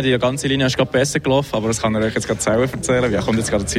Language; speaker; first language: German; native; German